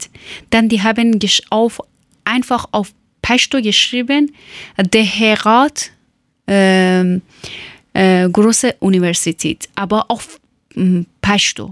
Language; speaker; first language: German; non-native, local second language; Persian